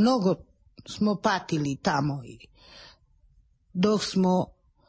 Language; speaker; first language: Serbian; non-native, local second language; Romany